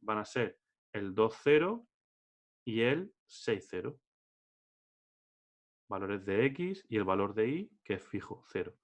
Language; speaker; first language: Spanish; native; Spanish